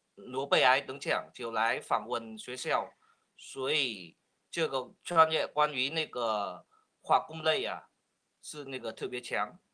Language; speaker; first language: Chinese; non-native, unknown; Vietnamese